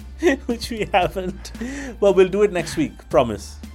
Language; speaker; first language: English; non-native, local second language; Bangla